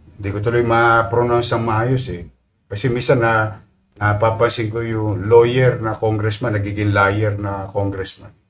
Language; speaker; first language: Filipino; native; Filipino